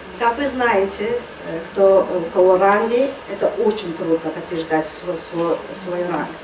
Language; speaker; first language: Russian; non-native, fluent; Mongolian